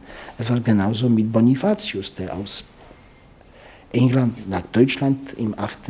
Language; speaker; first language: German; non-native, fluent; Polish